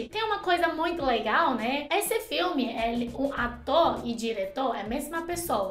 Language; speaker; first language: Portuguese; non-native, fluent; Chinese